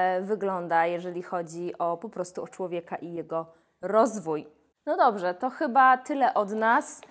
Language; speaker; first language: Polish; native; Polish